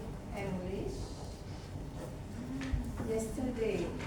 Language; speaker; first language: English; non-native, learner; Indonesian